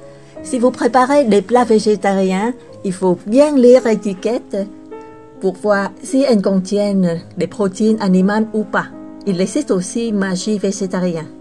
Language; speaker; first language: French; non-native, fluent; Vietnamese